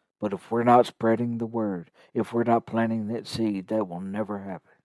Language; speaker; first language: English; native; English